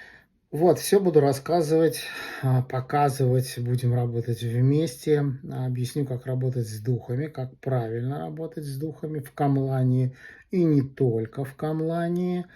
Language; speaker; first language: Russian; native; Russian